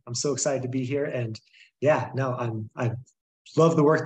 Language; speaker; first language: English; native; English